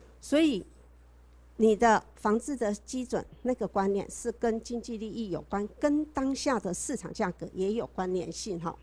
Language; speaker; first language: Chinese; native; Chinese